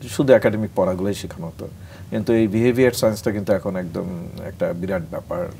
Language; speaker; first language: Bangla; native; Bangla